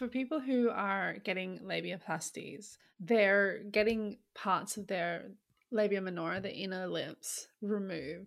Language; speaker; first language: English; native; English